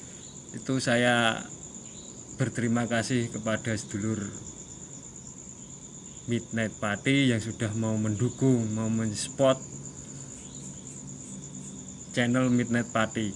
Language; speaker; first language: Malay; non-native, local second language; Javanese